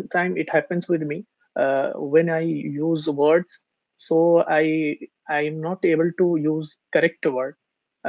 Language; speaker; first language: English; non-native, learner; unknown